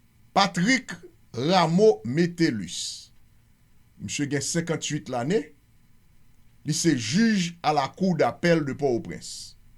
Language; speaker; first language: Haitian Creole; native; Haitian Creole